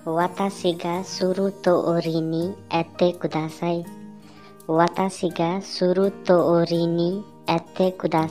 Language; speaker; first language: Japanese; non-native, learner; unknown